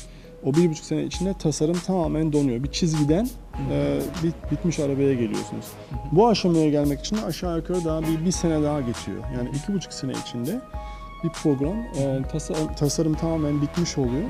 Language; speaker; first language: Turkish; native; Turkish